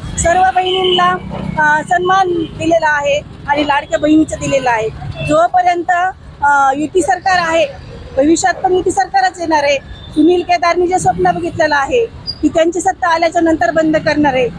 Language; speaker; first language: Marathi; native; Marathi